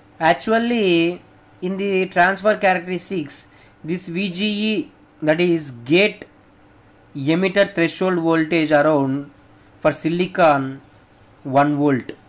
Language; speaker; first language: English; non-native, local second language; Telugu